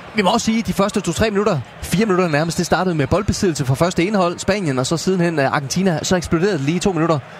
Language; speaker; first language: Danish; native; Danish